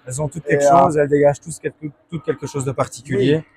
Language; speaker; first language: French; native; French